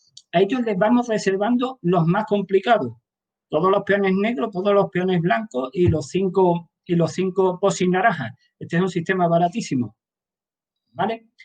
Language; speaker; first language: Spanish; native; Spanish